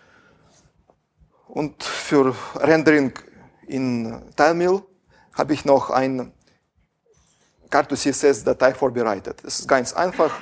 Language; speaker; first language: German; non-native, fluent; Russian